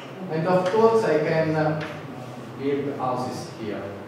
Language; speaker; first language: English; non-native, fluent; Italian